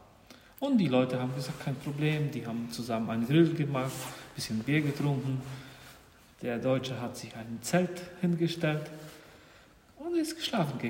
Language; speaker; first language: German; non-native, fluent; Polish